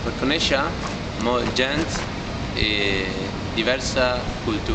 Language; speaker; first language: Catalan; non-native, learner; Italian